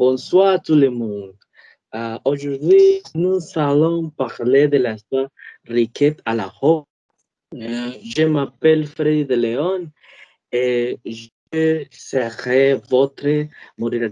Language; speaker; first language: French; non-native, learner; Spanish